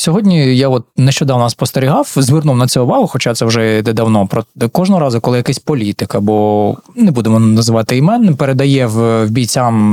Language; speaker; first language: Ukrainian; native; Ukrainian